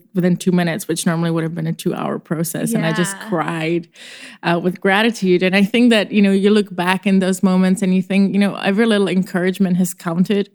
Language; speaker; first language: English; non-native, fluent; Czech